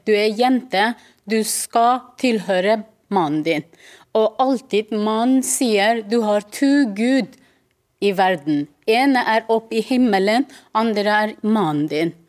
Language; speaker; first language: Norwegian; non-native, fluent; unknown